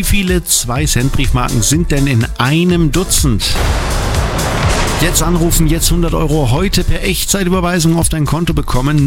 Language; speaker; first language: German; native; German